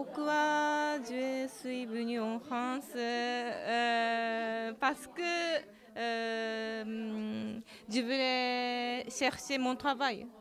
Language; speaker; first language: French; non-native, learner; Japanese